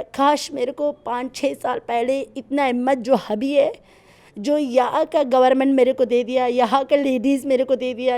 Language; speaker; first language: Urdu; non-native, learner; Persian